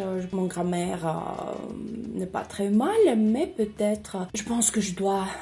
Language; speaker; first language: French; non-native, learner; Russian